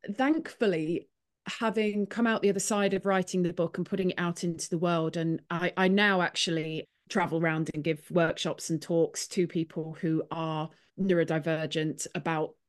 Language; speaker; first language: English; native; English